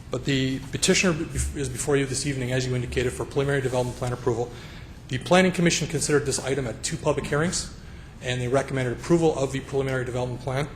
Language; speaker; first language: English; native; English